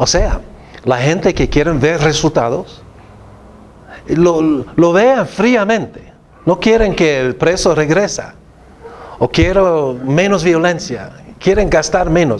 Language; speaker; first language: Spanish; non-native, fluent; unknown